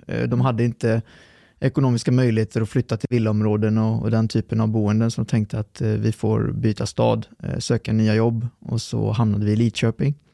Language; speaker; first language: Swedish; early bilingual, other home language; Arabic